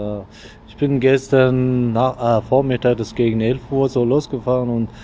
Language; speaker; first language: German; non-native, fluent; Mongolian